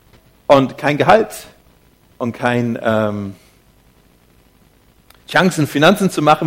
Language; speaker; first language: German; non-native, fluent; English